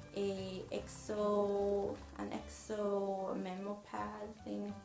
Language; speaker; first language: English; non-native, fluent; Swedish